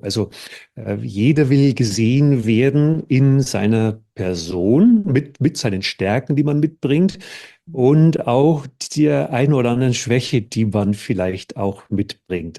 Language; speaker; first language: German; native; German